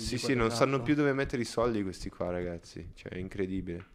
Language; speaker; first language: Italian; native; Italian